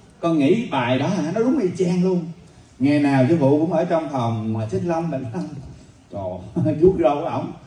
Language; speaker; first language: Vietnamese; native; Vietnamese